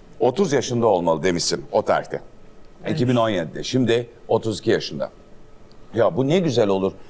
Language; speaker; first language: Turkish; native; Turkish